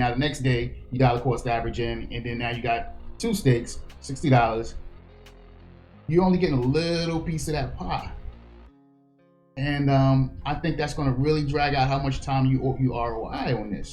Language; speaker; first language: English; native; English